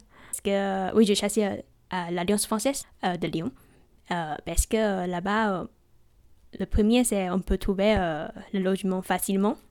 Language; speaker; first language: French; non-native, learner; Chinese